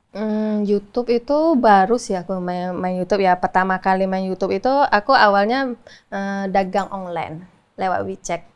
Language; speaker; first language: Indonesian; native; Indonesian